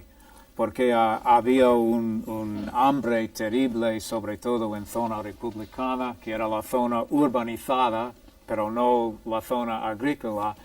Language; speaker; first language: Spanish; non-native, fluent; English